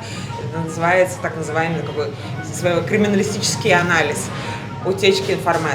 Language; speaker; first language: Russian; native; Russian